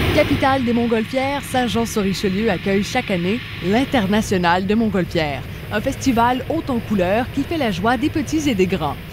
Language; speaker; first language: French; native; French